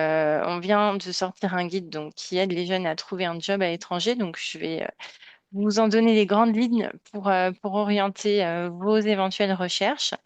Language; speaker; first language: French; native; French